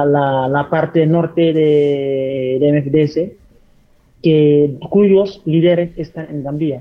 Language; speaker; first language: Spanish; non-native, fluent; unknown